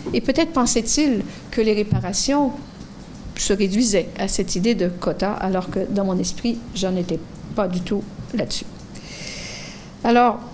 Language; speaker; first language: French; native; French